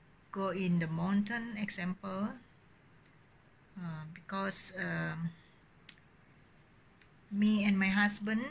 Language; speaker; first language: English; non-native, learner; Indonesian